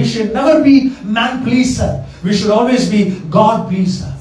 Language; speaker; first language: English; non-native, local second language; Tamil